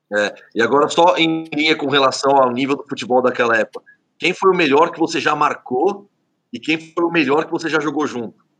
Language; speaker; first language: Portuguese; native; Portuguese